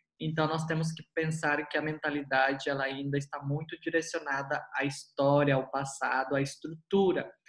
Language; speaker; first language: Portuguese; native; Portuguese